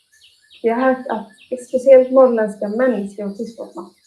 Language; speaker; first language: Swedish; early bilingual, other home language; Somali